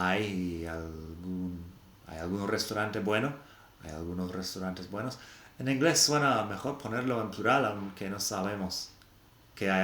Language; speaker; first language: Spanish; non-native, fluent; English